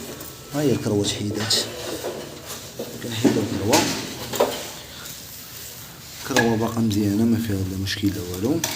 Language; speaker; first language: Arabic; native; Arabic